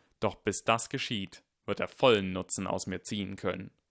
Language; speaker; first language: German; native; German